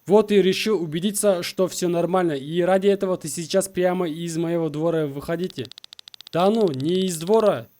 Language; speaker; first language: Russian; non-native, local second language; Kazakh